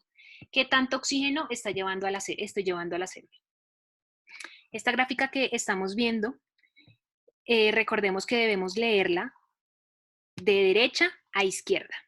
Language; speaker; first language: Spanish; native; Spanish